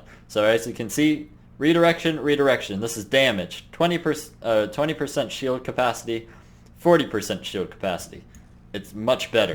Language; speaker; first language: English; native; English